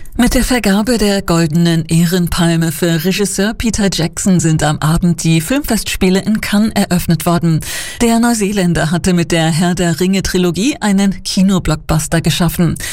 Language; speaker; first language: German; native; German